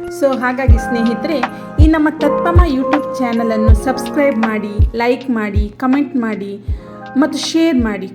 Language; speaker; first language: Kannada; native; Kannada